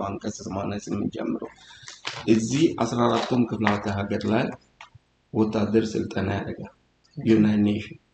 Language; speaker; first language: Amharic; non-native, local second language; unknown